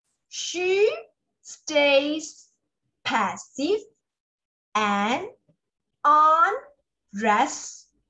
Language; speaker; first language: English; non-native, local second language; Chinese